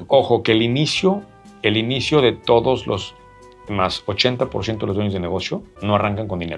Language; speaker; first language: Spanish; native; Spanish